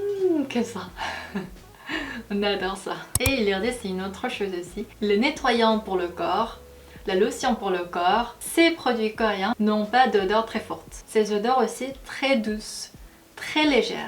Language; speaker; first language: French; non-native, fluent; Korean